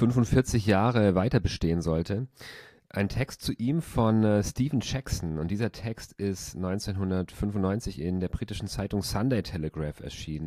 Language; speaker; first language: German; native; German